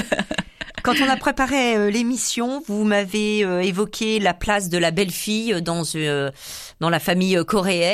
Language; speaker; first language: French; native; French